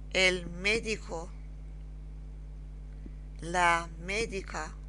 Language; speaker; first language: Spanish; non-native, learner; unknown